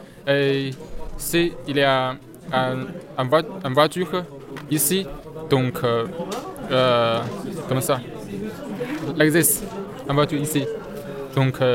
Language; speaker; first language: French; non-native, learner; Chinese